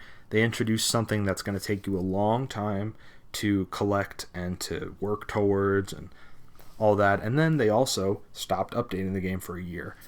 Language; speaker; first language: English; native; English